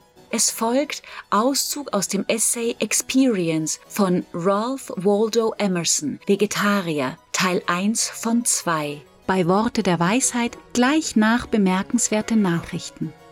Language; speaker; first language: German; native; German